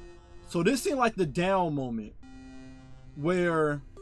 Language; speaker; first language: English; native; English